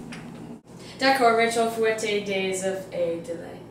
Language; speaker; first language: French; non-native, learner; English